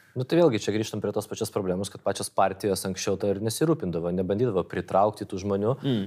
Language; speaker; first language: Lithuanian; non-native, local second language; Polish